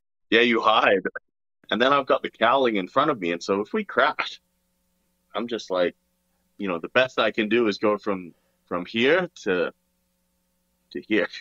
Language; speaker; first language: English; native; English